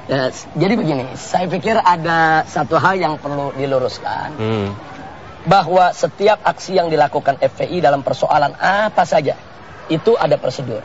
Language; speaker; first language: Indonesian; native; Indonesian